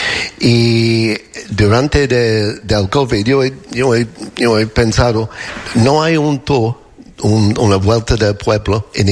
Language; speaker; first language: Spanish; non-native, learner; English